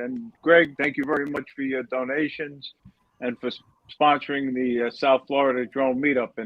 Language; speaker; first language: English; native; English